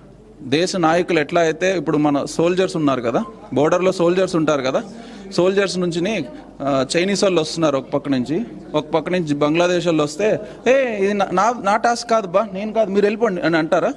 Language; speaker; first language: Telugu; native; Telugu